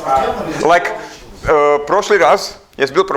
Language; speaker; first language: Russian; non-native, learner; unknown